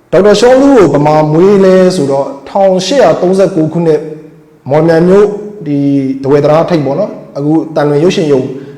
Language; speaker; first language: Burmese; non-native, local second language; Mon